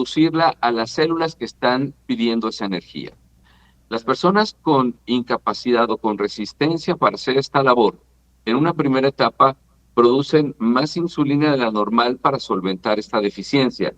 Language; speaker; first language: Spanish; native; Spanish